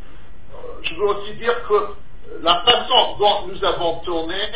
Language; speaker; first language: French; non-native, fluent; English